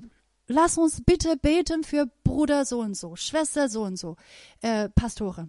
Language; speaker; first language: German; non-native, fluent; Persian